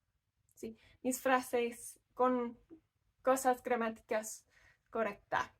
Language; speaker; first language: Spanish; non-native, learner; English